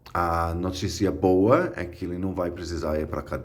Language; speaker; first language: Portuguese; non-native, fluent; English